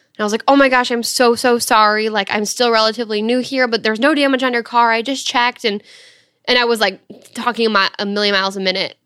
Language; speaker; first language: English; native; English